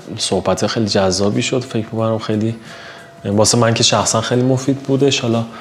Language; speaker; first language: Persian; native; Persian